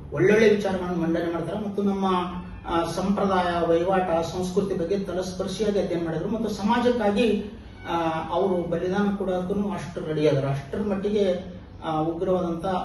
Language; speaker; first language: Kannada; non-native, local second language; Lambadi